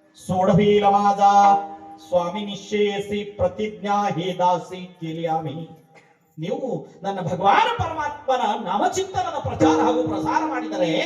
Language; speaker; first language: Kannada; non-native, local second language; Marathi